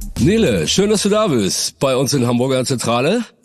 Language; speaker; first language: German; native; German